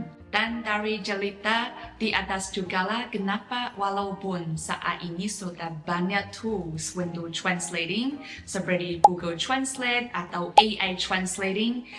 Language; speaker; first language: Indonesian; non-native, fluent; Chinese